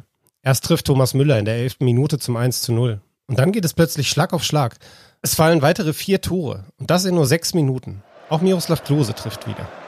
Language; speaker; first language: German; native; German